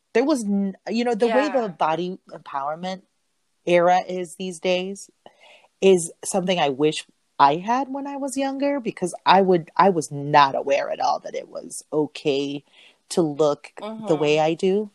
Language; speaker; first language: English; non-native, local second language; Filipino